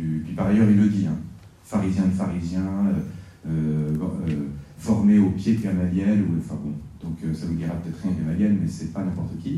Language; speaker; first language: French; native; French